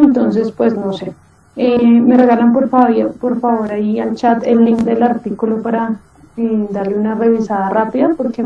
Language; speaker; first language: Spanish; native; Spanish